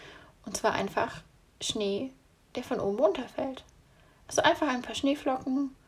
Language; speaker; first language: German; native; German